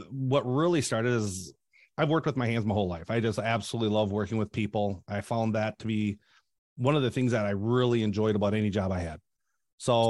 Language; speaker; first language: English; native; English